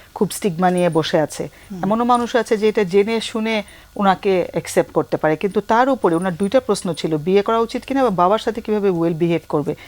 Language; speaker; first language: Bangla; native; Bangla